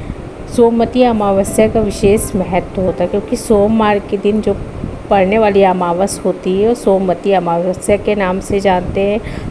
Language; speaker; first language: Hindi; native; Hindi